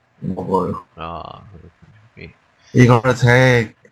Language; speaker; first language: Korean; non-native, learner; Chinese